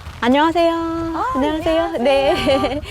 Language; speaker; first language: Korean; native; Korean